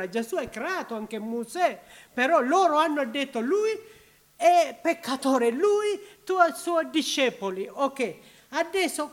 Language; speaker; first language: Italian; non-native, learner; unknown